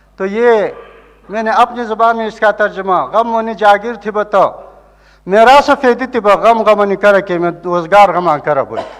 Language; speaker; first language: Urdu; non-native, local second language; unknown